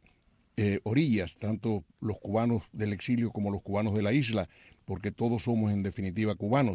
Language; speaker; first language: Spanish; native; Spanish